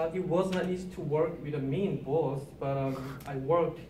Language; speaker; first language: English; non-native, learner; Korean